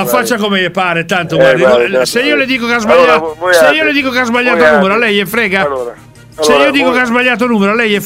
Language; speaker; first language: Italian; native; Italian